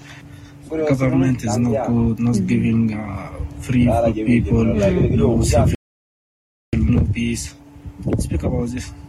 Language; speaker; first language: English; non-native, learner; Arabic